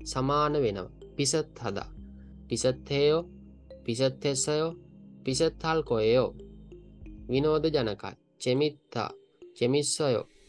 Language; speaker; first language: Korean; non-native, learner; Sinhala